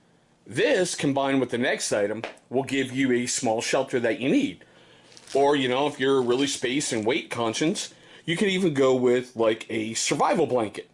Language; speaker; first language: English; native; English